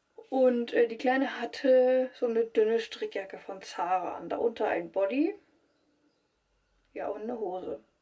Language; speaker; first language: German; native; German